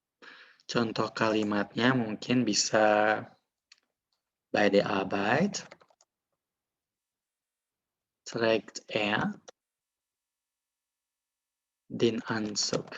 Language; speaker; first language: German; non-native, fluent; Indonesian